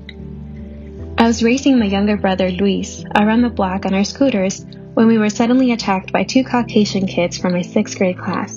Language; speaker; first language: English; early bilingual, other home language; Spanish